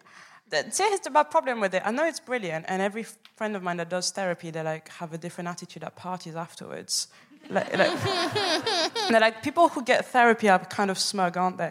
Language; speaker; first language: English; non-native, fluent; French